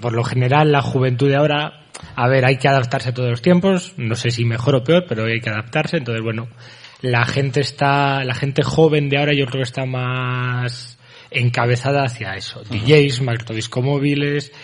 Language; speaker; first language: Spanish; native; Spanish